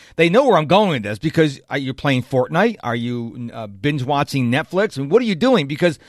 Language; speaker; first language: English; native; English